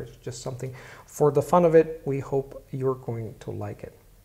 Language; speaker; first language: English; non-native, fluent; Italian